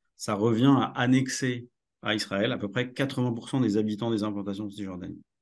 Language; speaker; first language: French; native; French